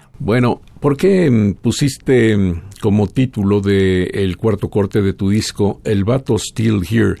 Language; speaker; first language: Spanish; native; Spanish